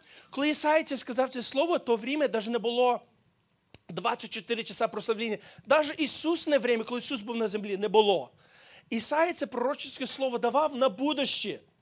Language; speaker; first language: Ukrainian; early bilingual, heritage; Ukrainian